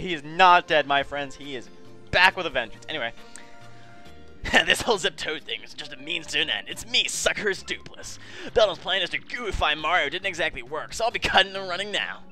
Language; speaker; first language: English; native; English